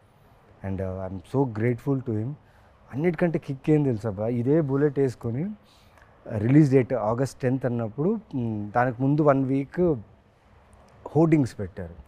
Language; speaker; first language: Telugu; native; Telugu